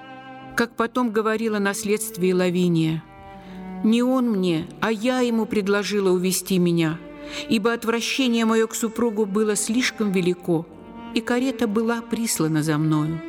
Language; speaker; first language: Russian; native; Russian